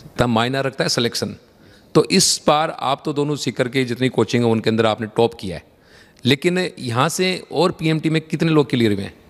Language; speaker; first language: Hindi; native; Hindi